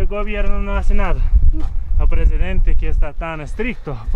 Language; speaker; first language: Spanish; non-native, learner; English